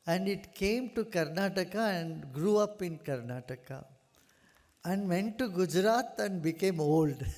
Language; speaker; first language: English; non-native, local second language; Kannada